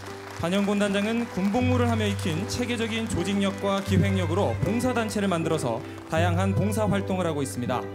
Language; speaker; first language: Korean; native; Korean